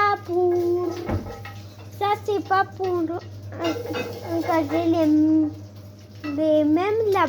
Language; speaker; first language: French; non-native, learner; Spanish